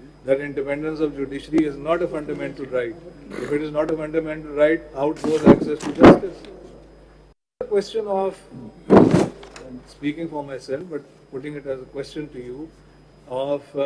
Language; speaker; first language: English; non-native, local second language; Urdu